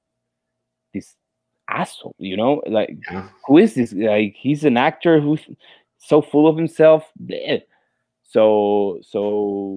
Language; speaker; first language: English; non-native, fluent; Spanish